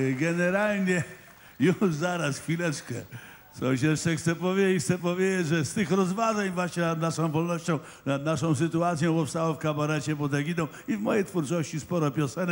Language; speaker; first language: Polish; native; Polish